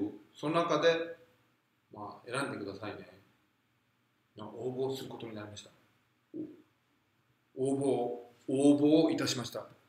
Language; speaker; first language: Japanese; non-native, fluent; Korean